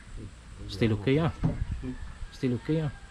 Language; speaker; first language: English; non-native, learner; Filipino